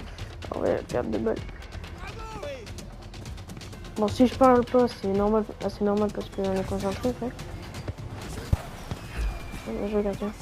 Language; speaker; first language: French; native; French